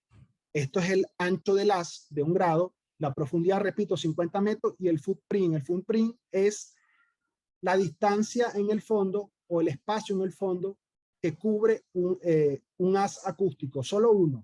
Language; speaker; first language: Spanish; native; Spanish